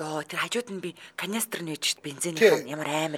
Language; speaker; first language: Mongolian; native; Mongolian